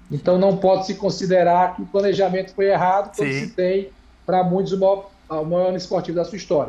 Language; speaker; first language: Portuguese; native; Portuguese